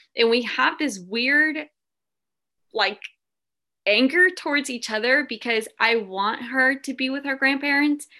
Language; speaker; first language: English; early bilingual, other home language; Spanish